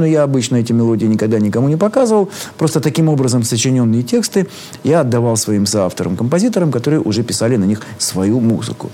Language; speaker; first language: Russian; native; Russian